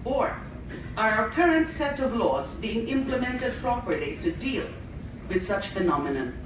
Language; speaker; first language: English; non-native, local second language; Filipino